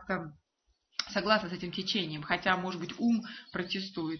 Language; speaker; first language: Russian; native; Russian